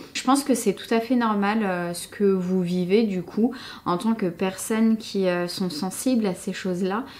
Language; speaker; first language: French; native; French